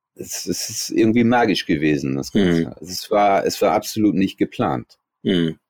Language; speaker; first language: German; native; German